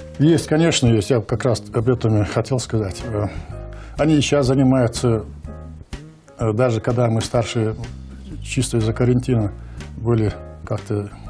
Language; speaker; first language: Russian; non-native, local second language; Ingush